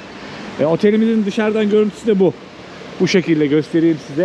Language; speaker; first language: Turkish; native; Turkish